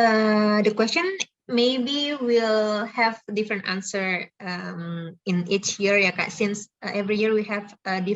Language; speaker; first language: English; non-native, fluent; Indonesian